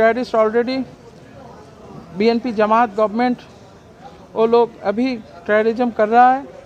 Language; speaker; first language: Hindi; non-native, fluent; Bangla